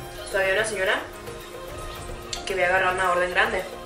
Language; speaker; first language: Spanish; early bilingual, heritage; Spanish